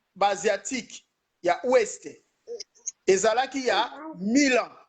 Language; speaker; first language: Lingala; non-native, local second language; Kongo